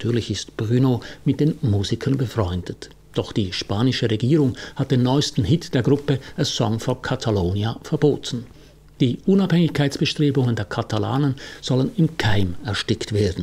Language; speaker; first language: German; native; German